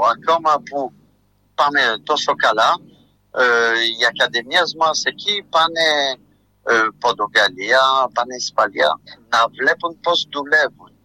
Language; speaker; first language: Greek; non-native, fluent; French